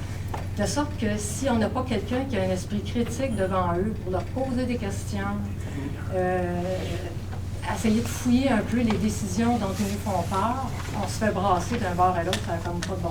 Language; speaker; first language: French; native; French